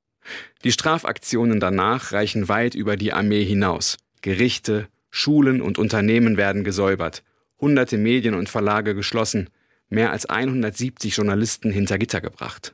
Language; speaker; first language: German; native; German